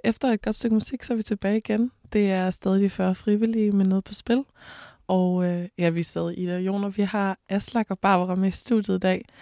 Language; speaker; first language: Danish; native; Danish